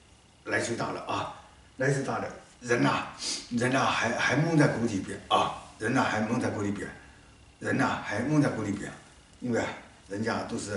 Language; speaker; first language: Chinese; native; Chinese